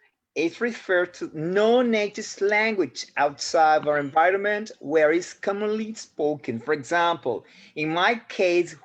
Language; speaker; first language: English; non-native, fluent; Spanish